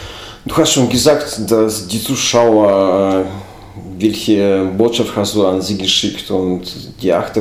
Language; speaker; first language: German; non-native, fluent; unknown